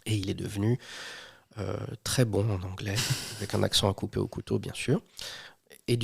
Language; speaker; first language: French; native; French